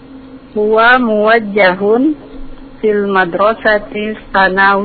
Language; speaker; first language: Arabic; non-native, learner; Indonesian